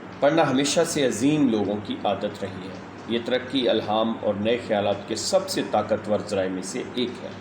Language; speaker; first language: Urdu; native; Urdu